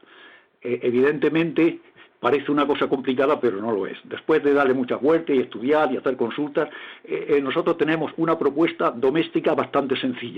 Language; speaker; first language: Spanish; native; Spanish